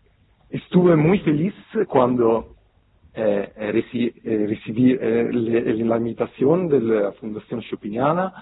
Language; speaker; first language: Spanish; non-native, fluent; Italian